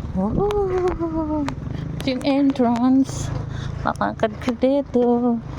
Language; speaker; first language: Filipino; non-native, local second language; Waray